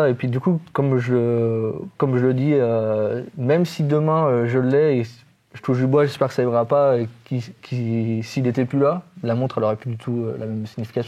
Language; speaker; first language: French; native; French